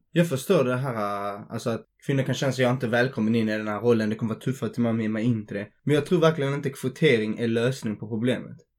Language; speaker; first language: Swedish; early bilingual, other home language; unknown